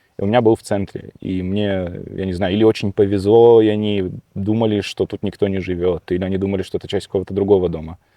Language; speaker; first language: Russian; early bilingual, heritage; Russian